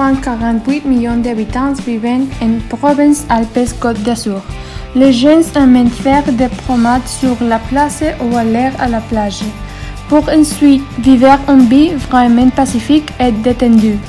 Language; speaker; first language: French; non-native, learner; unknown